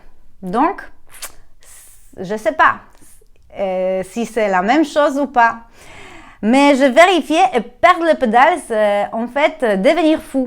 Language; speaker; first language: French; non-native, learner; Polish